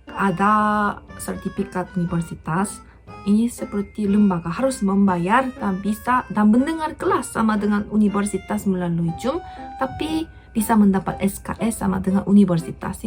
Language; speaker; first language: Indonesian; non-native, fluent; Korean